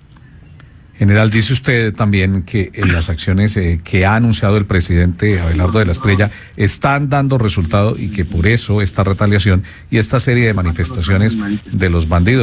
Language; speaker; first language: Spanish; native; Spanish